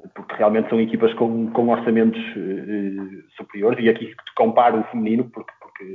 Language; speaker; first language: Portuguese; native; Portuguese